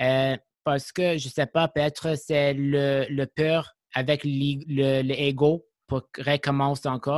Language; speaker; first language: French; non-native, learner; English